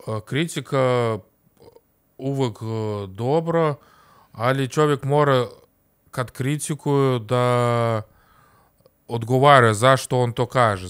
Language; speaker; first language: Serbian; non-native, learner; Russian